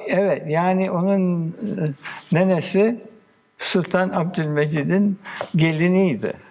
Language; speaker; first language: Turkish; early bilingual, heritage; Turkish